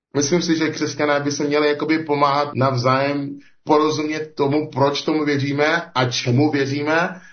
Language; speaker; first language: Czech; early bilingual, heritage; Czech